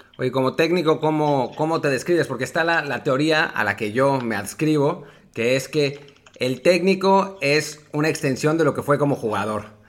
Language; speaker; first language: Spanish; native; Spanish